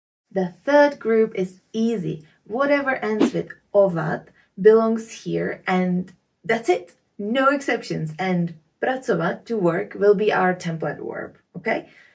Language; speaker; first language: English; non-native, fluent; Czech